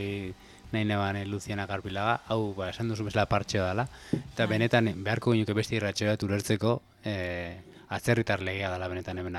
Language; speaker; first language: Basque; native; Basque